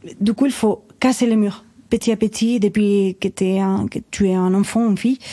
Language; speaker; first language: French; non-native, fluent; Spanish